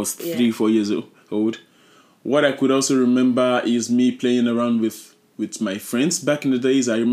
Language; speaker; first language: English; non-native, local second language; Yoruba